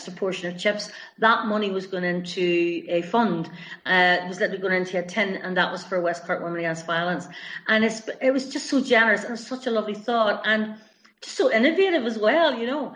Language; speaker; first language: English; native; English